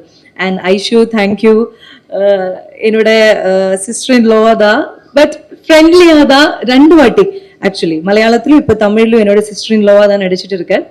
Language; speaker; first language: Tamil; non-native, local second language; Malayalam